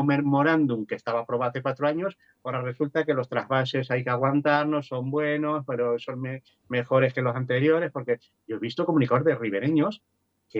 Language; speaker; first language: Spanish; native; Spanish